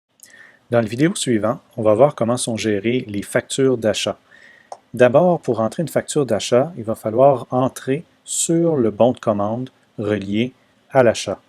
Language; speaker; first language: French; native; French